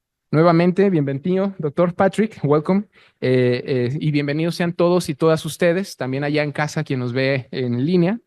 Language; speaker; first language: Spanish; native; Spanish